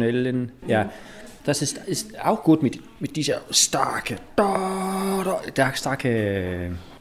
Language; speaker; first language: German; non-native, learner; Danish